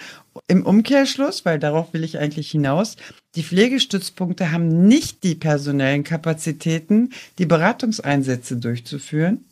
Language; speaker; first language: German; native; German